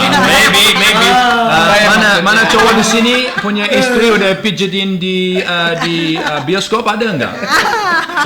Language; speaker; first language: Indonesian; non-native, learner; English